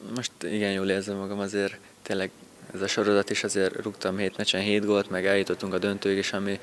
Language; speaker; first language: Hungarian; native; Hungarian